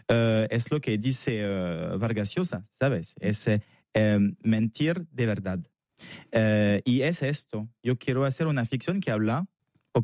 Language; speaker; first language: Spanish; non-native, fluent; French